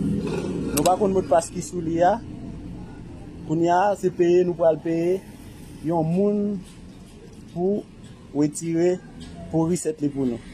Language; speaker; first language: French; non-native, learner; Haitian Creole